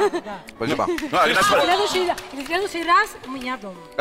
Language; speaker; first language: Russian; native; Russian